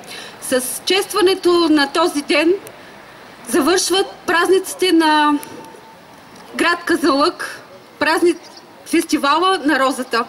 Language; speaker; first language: Bulgarian; native; Bulgarian